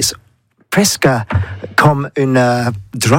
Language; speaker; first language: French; non-native, learner; English